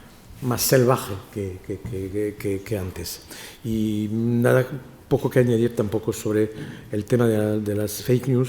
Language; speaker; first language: Spanish; non-native, fluent; French